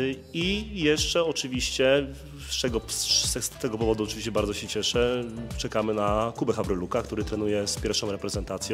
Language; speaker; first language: Polish; native; Polish